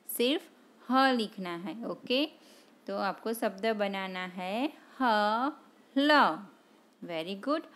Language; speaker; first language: Hindi; non-native, local second language; Gujarati